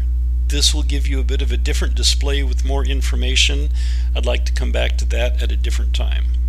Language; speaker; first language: English; native; English